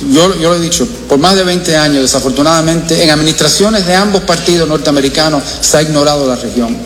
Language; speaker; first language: Spanish; early bilingual, heritage; Spanish